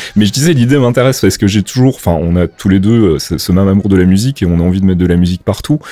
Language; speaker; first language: French; native; French